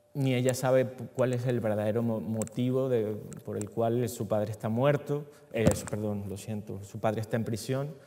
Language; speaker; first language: Spanish; native; Spanish